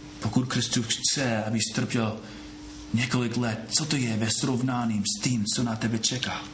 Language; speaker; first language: Czech; non-native, fluent; English